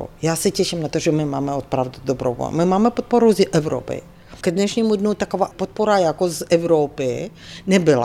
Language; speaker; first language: Czech; non-native, fluent; Ukrainian